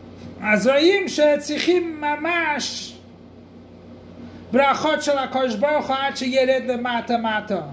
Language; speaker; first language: Hebrew; non-native, fluent; English